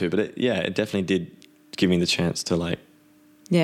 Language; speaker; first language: English; native; English